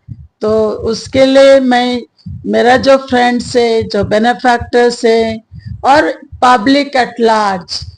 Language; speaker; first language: Hindi; non-native, local second language; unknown